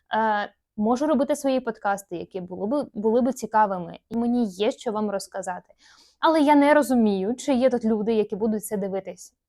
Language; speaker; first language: Ukrainian; non-native, local second language; Russian